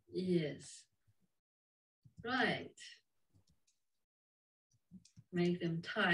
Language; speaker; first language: English; non-native, fluent; Chinese